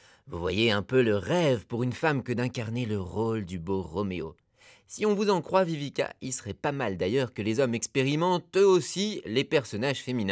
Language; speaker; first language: French; native; French